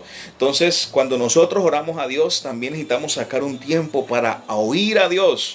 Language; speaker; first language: Spanish; native; Spanish